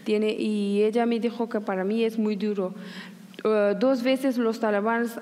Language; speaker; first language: Spanish; non-native, learner; Persian